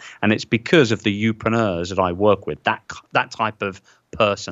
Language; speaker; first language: English; native; English